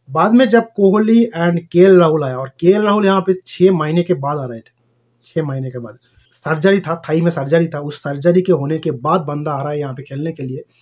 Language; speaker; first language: Hindi; non-native, local second language; Bangla